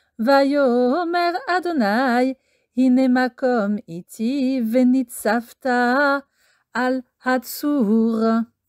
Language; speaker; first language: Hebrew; non-native, fluent; French